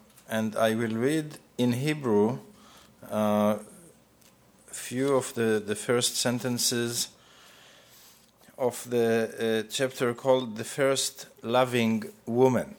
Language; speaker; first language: English; non-native, fluent; Hebrew